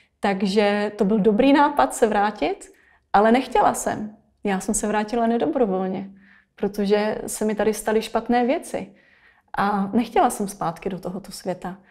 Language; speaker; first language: Czech; native; Czech